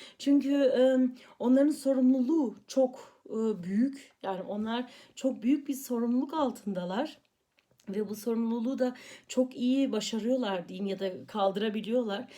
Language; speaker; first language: Turkish; early bilingual, heritage; Turkish